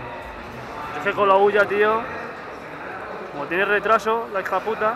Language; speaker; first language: Spanish; native; Spanish